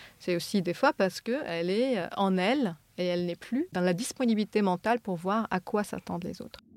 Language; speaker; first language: French; non-native, local second language; Arabic